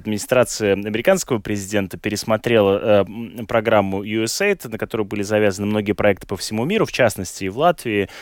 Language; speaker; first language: Russian; native; Russian